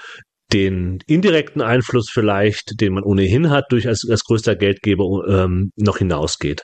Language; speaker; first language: German; native; German